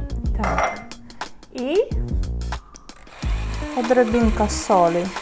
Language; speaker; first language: Polish; non-native, fluent; Ukrainian